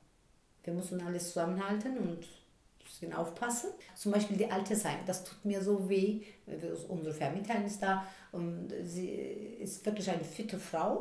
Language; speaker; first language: German; non-native, learner; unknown